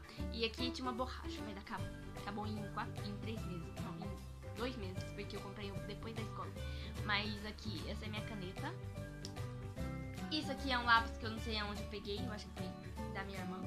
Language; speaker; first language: Portuguese; early bilingual, heritage; Portuguese